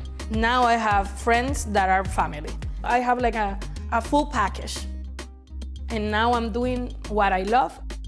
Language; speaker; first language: English; non-native, fluent; Spanish